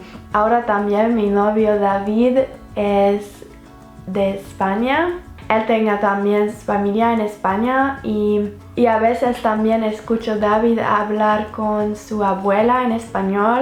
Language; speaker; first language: Spanish; non-native, learner; French